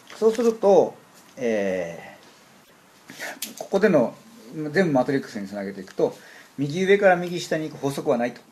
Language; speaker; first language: Japanese; native; Japanese